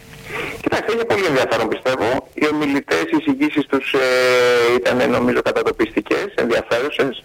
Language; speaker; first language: Greek; native; Greek